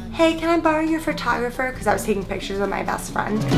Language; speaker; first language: English; native; English